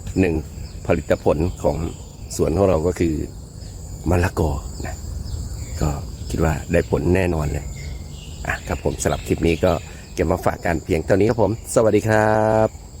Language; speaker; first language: Thai; native; Thai